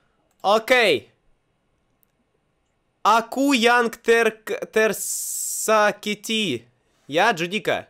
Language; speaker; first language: Indonesian; non-native, learner; Russian